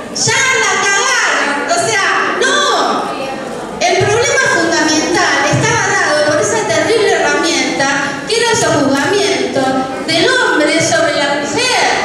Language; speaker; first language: Spanish; native; Spanish